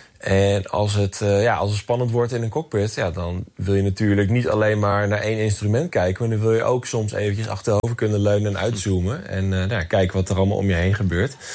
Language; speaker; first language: Dutch; native; Dutch